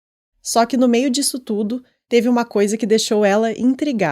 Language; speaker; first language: Portuguese; native; Portuguese